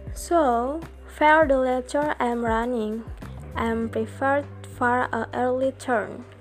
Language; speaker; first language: English; non-native, learner; Indonesian